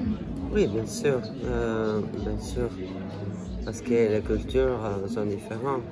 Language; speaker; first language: French; non-native, fluent; Italian